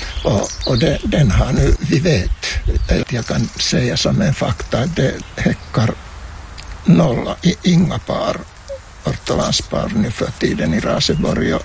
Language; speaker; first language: Swedish; non-native, local second language; Finnish